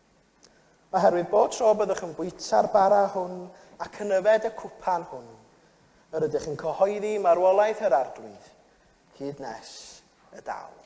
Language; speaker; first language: Welsh; native; Welsh